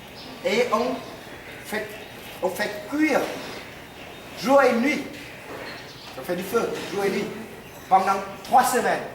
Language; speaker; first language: French; non-native, fluent; Vietnamese